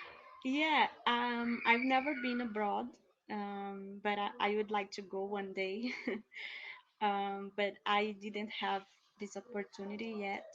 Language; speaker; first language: English; non-native, learner; Portuguese